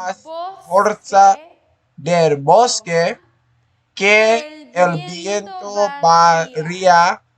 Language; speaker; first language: Spanish; non-native, learner; English